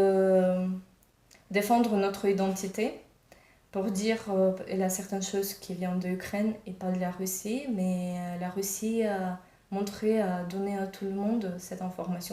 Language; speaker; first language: French; non-native, fluent; Ukrainian